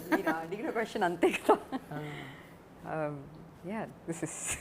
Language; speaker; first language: Telugu; non-native, fluent; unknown